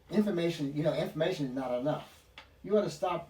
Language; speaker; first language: English; native; English